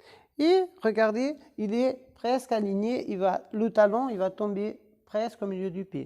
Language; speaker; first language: French; non-native, fluent; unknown